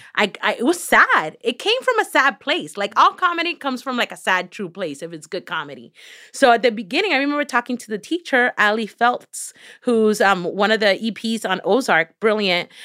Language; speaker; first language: English; early bilingual, other home language; Spanish